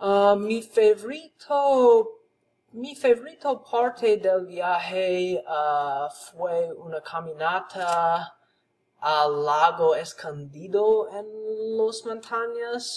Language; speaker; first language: Spanish; non-native, learner; English